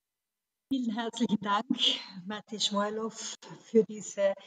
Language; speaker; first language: German; native; German